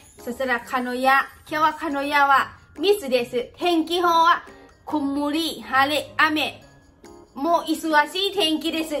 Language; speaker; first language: Japanese; non-native, learner; Lao